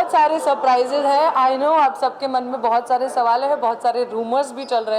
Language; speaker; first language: Hindi; native; Hindi